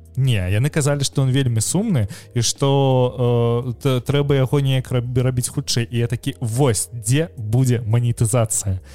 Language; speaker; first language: Belarusian; non-native, local second language; Russian